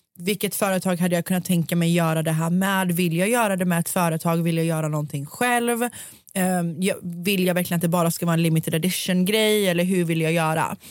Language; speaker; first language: Swedish; native; Swedish